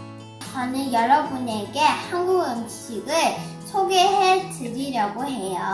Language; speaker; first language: Korean; early bilingual, heritage; Korean